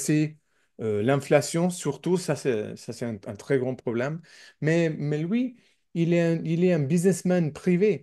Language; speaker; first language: French; non-native, learner; English